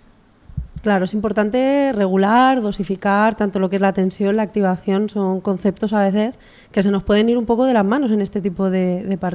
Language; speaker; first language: Spanish; native; Spanish